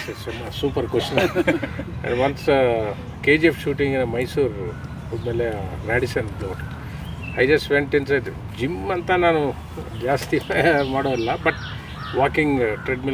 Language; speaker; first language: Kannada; non-native, learner; Telugu